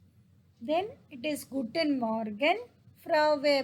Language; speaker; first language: German; non-native, fluent; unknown